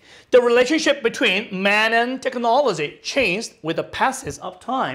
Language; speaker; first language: English; non-native, fluent; Korean